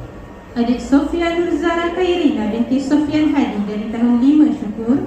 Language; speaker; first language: Malay; native; Malay